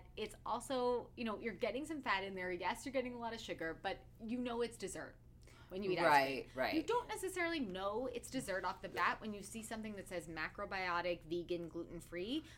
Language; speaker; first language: English; native; English